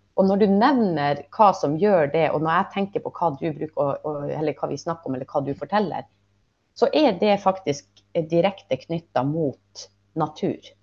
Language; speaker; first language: Norwegian; native; Norwegian